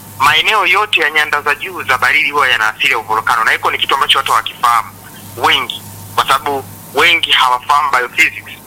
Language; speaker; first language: Swahili; native; Swahili